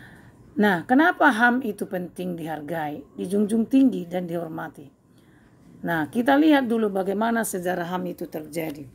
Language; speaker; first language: Indonesian; native; Indonesian